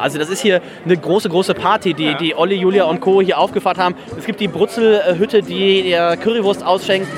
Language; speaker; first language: German; native; German